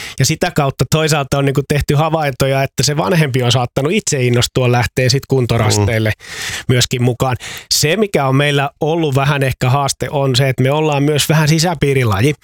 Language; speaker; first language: Finnish; native; Finnish